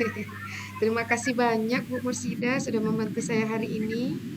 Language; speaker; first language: Indonesian; native; Indonesian